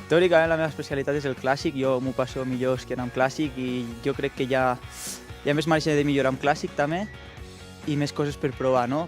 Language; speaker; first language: Catalan; native; Catalan